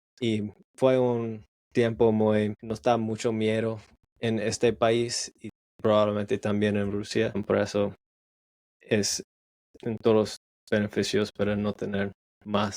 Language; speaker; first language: Spanish; non-native, learner; English